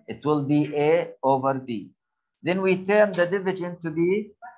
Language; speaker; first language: English; non-native, fluent; Arabic